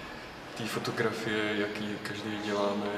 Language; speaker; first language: Czech; native; Czech